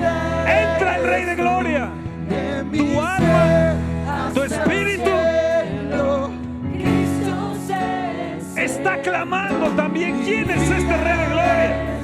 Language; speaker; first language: Spanish; native; Spanish